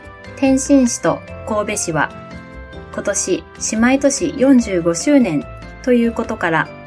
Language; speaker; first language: Japanese; native; Japanese